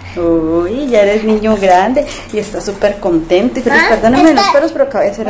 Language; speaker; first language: Spanish; native; Spanish